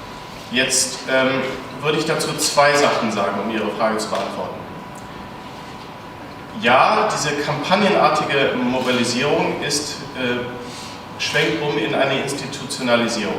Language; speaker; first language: German; native; German